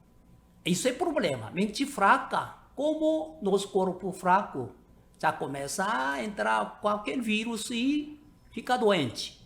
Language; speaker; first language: Portuguese; non-native, learner; Korean